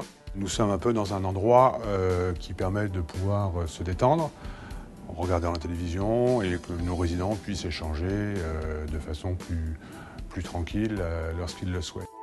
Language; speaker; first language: French; native; French